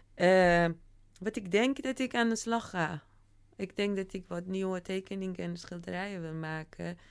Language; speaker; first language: Dutch; non-native, fluent; Persian